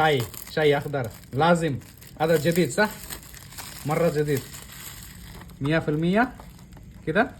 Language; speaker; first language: Arabic; non-native, learner; Bangla